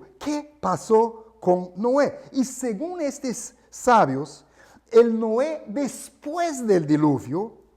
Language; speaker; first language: Spanish; non-native, fluent; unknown